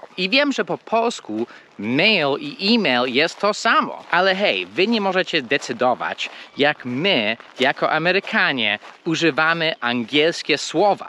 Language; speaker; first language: Polish; non-native, fluent; English